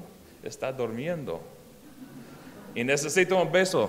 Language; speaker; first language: Spanish; non-native, learner; English